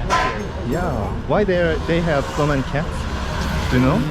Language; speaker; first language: English; non-native, learner; Korean